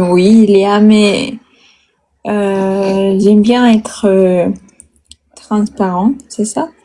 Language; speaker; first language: French; non-native, learner; Spanish